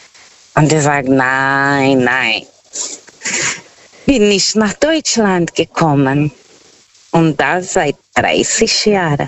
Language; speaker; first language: German; non-native, fluent; Portuguese